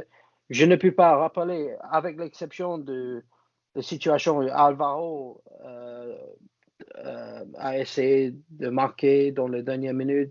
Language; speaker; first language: French; non-native, fluent; English